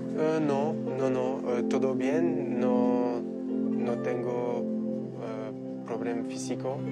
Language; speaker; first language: Spanish; non-native, learner; French